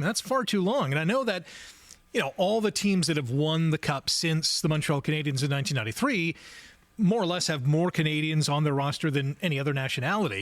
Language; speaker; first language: English; native; English